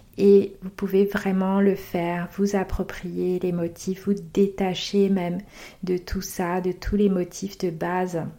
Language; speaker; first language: French; native; French